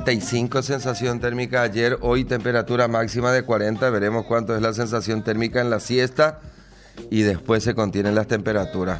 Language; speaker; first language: Spanish; native; Spanish